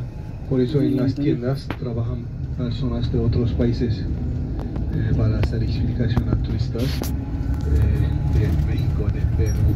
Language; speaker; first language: Spanish; non-native, fluent; Turkish